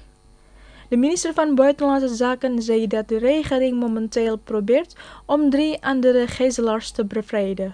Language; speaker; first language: Dutch; non-native, fluent; Indonesian